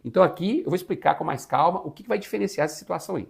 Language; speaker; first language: Portuguese; native; Portuguese